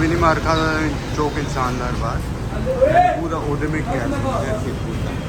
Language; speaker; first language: Turkish; non-native, learner; Urdu